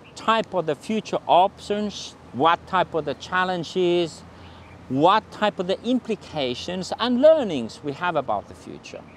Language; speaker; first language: English; non-native, fluent; Finnish